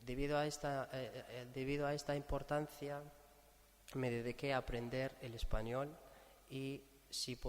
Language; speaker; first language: Spanish; non-native, fluent; Arabic